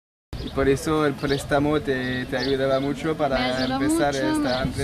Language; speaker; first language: Spanish; non-native, learner; French